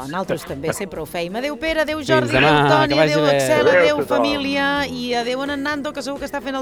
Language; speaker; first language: Catalan; native; Catalan